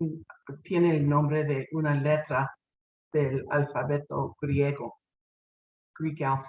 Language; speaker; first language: Spanish; non-native, fluent; English